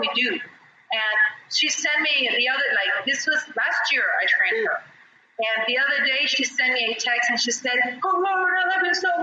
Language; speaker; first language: English; non-native, fluent; Spanish